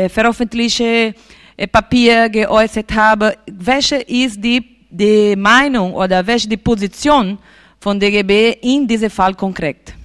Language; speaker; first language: German; non-native, learner; Portuguese